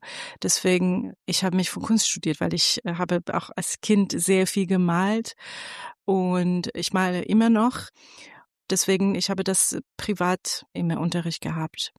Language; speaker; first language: German; non-native, fluent; Persian